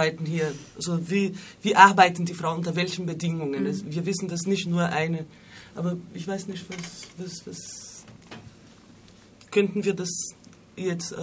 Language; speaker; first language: German; non-native, fluent; Portuguese